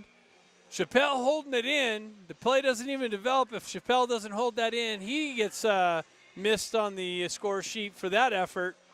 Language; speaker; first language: English; native; English